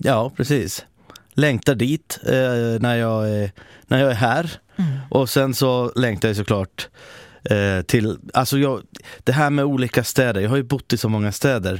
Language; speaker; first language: Swedish; native; Swedish